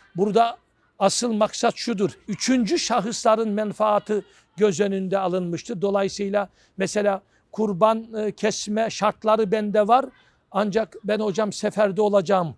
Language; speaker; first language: Turkish; native; Turkish